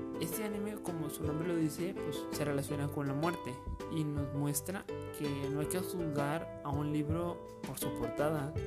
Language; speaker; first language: Spanish; native; Spanish